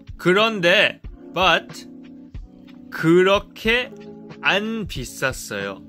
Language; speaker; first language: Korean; non-native, fluent; English